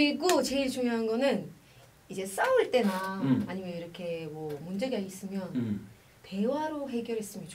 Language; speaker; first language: Korean; non-native, fluent; Arabic